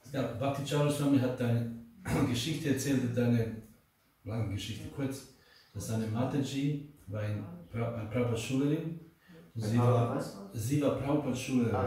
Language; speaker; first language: German; non-native, learner; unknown